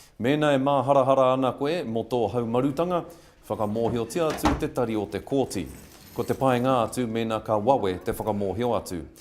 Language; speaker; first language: Māori; non-native, local second language; English